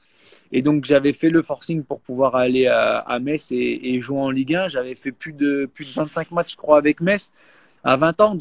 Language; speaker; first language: French; native; French